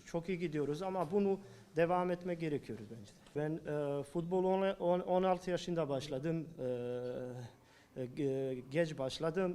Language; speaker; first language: Turkish; non-native, learner; Bosnian